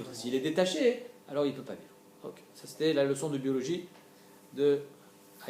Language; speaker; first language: French; native; French